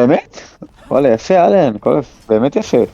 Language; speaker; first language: Hebrew; native; Hebrew